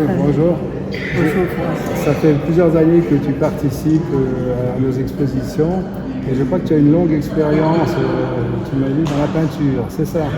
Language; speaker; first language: French; native; French